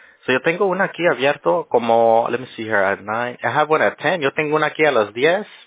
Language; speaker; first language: Spanish; early bilingual, heritage; Spanish